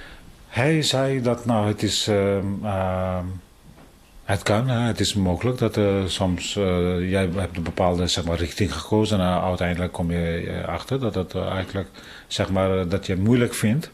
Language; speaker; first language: Dutch; non-native, fluent; Tibetan